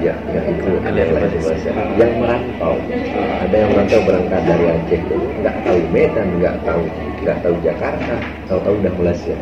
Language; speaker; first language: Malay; non-native, local second language; Achinese